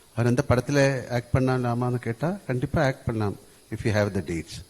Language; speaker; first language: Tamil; non-native, learner; Malayalam